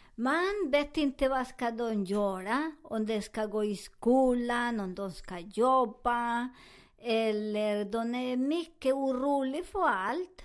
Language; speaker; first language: Swedish; non-native, learner; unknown